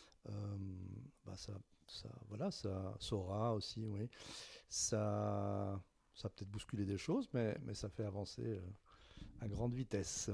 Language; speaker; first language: French; native; French